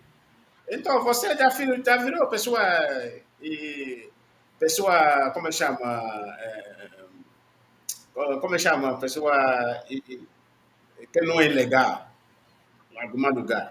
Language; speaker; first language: Portuguese; non-native, learner; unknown